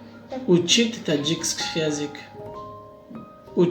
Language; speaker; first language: Russian; non-native, local second language; Tajik